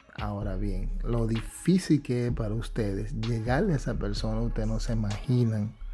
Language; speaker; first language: Spanish; early bilingual, heritage; Spanish